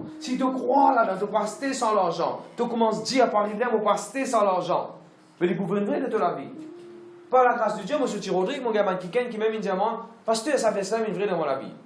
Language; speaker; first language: French; non-native, local second language; Morisyen